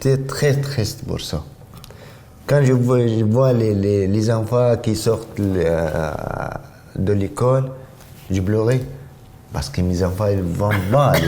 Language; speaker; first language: French; non-native, learner; Arabic